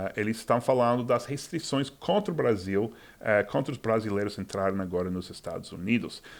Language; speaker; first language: Portuguese; non-native, fluent; English